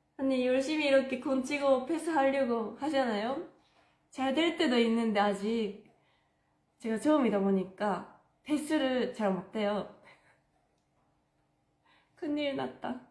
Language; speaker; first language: Korean; non-native, fluent; Japanese